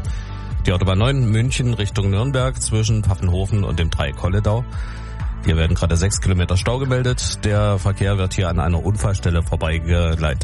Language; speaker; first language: German; native; German